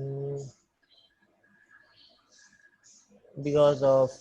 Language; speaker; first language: English; non-native, learner; Punjabi